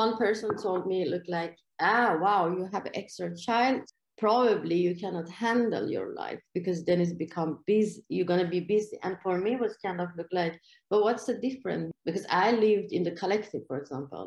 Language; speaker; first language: English; non-native, fluent; Persian